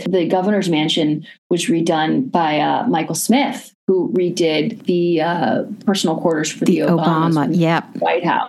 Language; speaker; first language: English; native; English